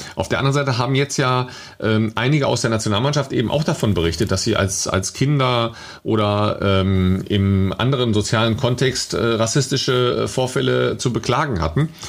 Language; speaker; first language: German; native; German